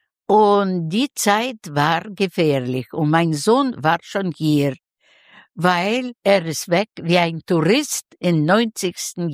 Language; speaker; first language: German; non-native, learner; Russian